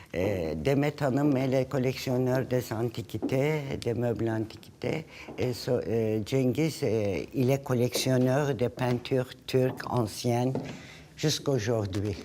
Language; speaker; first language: French; non-native, fluent; Turkish